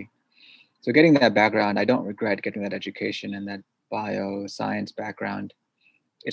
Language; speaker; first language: English; early bilingual, other home language; Korean